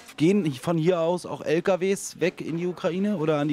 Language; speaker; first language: German; native; German